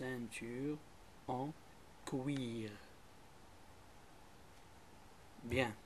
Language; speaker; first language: French; non-native, local second language; Arabic